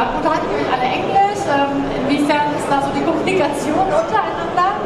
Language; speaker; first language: German; native; German